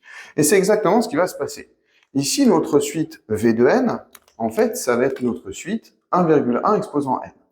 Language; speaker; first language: French; native; French